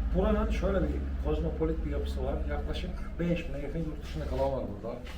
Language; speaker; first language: Turkish; early bilingual, heritage; Turkish